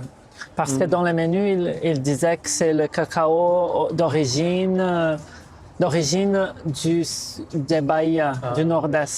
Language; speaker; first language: French; non-native, fluent; Portuguese